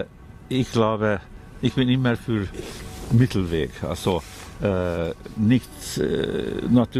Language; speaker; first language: German; non-native, fluent; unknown